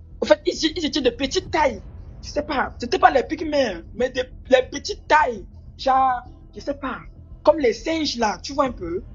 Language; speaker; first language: French; native; French